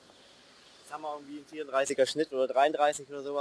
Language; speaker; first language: German; native; German